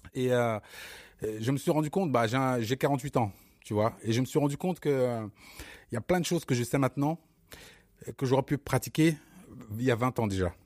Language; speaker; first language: French; early bilingual, other home language; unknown